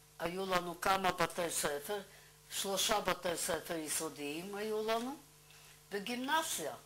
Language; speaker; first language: Hebrew; non-native, fluent; Russian